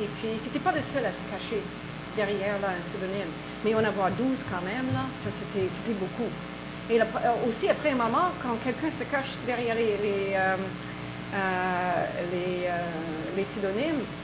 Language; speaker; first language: French; native; French